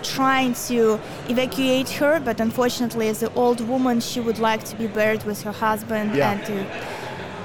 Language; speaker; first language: English; non-native, fluent; Ukrainian